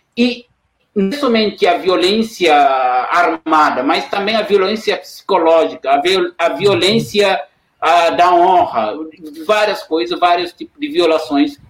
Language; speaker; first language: Portuguese; non-native, fluent; Wolof